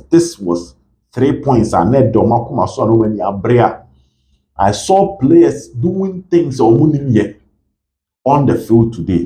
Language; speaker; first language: English; non-native, local second language; Akan